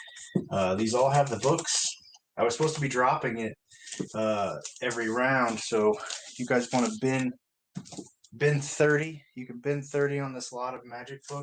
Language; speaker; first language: English; native; English